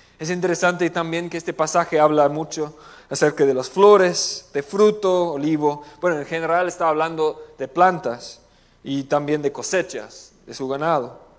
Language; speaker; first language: Spanish; non-native, fluent; English